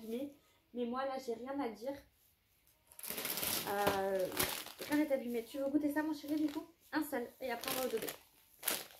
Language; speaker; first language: French; native; French